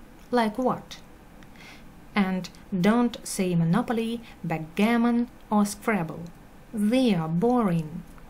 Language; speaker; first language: English; non-native, fluent; Russian